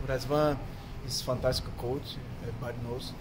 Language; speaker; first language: English; non-native, fluent; Portuguese